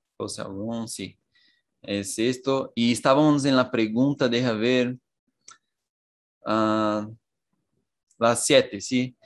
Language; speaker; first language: Spanish; non-native, fluent; Portuguese